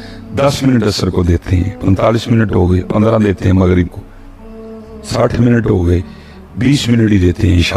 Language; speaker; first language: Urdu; non-native, local second language; Punjabi